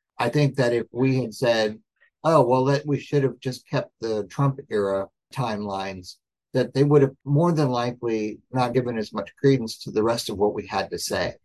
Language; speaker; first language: English; native; English